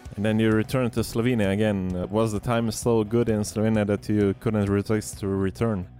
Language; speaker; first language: English; non-native, fluent; Finnish